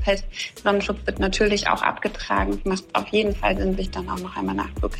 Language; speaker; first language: German; native; German